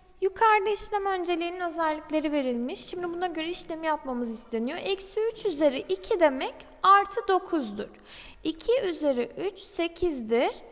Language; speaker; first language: Turkish; native; Turkish